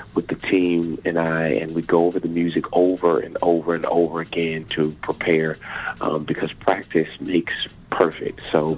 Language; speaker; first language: English; native; English